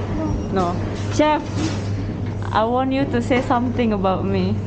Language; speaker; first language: English; non-native, learner; Indonesian